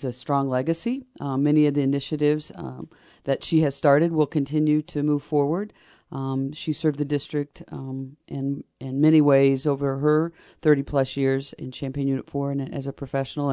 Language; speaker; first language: English; native; English